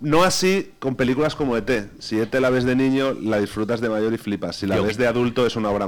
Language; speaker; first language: Spanish; native; Spanish